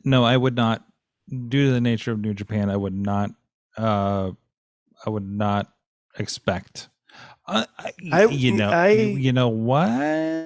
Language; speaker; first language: English; native; English